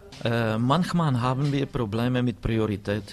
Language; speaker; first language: German; non-native, fluent; Czech